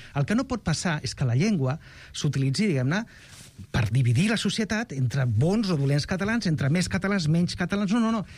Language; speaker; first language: Catalan; non-native, local second language; Spanish